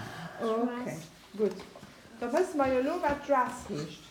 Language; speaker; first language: German; non-native, local second language; Luxembourgish